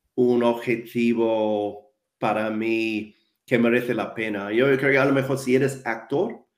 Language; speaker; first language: Spanish; non-native, fluent; English